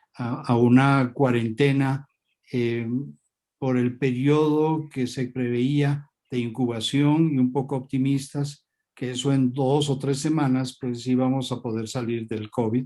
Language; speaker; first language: Spanish; native; Spanish